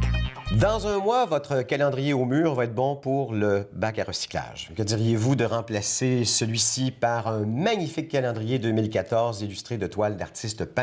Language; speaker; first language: French; native; French